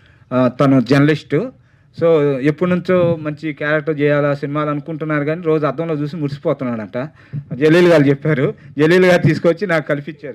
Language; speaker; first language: Telugu; native; Telugu